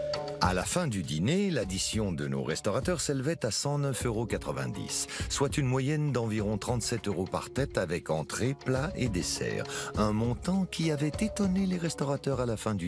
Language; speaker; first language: French; native; French